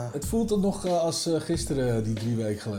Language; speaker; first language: Dutch; native; Dutch